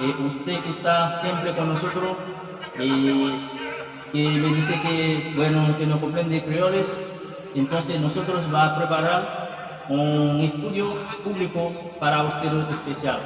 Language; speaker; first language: Spanish; non-native, fluent; Haitian Creole